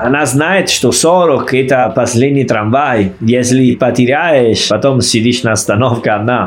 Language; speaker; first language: Russian; non-native, fluent; Italian